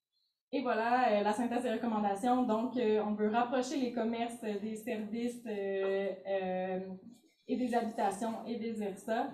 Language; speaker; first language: French; native; French